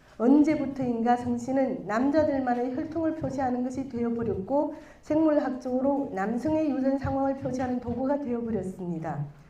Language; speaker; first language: Korean; non-native, fluent; Chinese